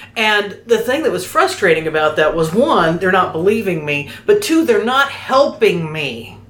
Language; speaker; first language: English; native; English